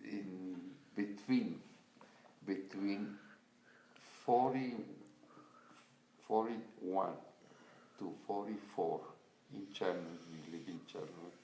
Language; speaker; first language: English; non-native, learner; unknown